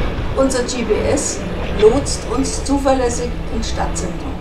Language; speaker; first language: German; native; German